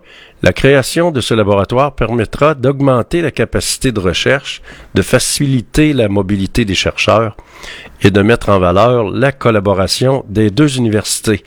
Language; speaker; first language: French; native; French